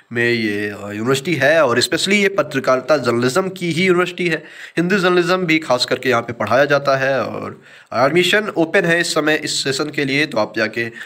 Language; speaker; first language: Hindi; native; Hindi